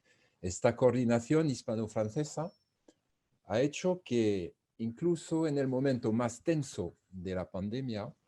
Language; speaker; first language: Spanish; non-native, fluent; French